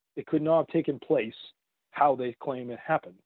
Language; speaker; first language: English; native; English